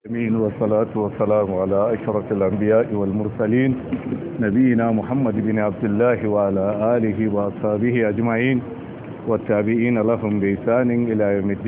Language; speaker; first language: Arabic; non-native, fluent; Hausa